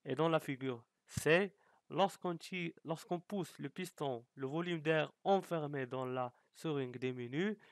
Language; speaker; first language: French; non-native, local second language; Arabic